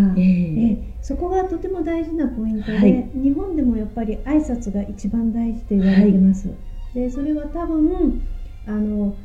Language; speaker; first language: Japanese; native; Japanese